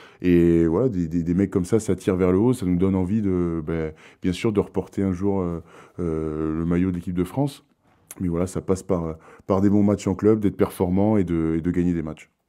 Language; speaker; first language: French; native; French